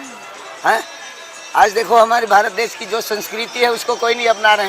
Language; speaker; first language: Hindi; native; Hindi